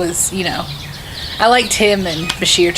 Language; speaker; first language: English; native; English